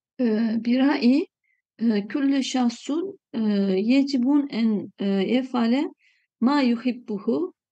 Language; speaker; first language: Arabic; non-native, learner; Turkish